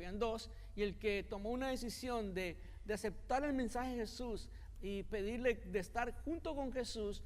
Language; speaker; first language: Spanish; native; Spanish